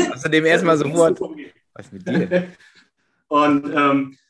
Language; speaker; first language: German; native; German